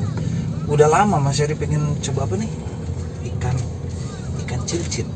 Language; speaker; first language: Indonesian; native; Indonesian